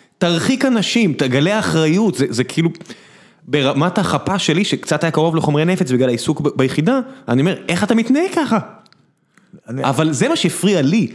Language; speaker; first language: Hebrew; native; Hebrew